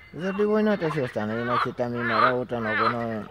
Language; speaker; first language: Bulgarian; non-native, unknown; Spanish